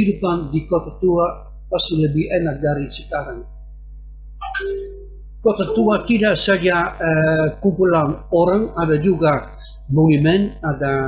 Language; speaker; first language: Indonesian; non-native, fluent; Dutch